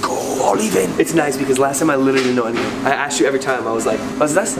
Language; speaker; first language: English; native; English